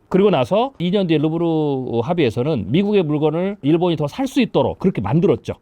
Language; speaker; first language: Korean; native; Korean